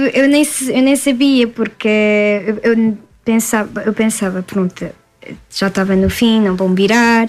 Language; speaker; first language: Portuguese; early bilingual, heritage; French